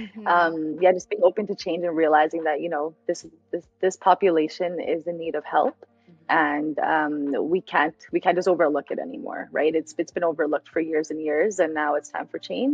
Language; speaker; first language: English; native; English